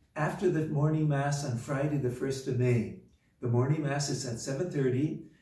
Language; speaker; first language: English; native; English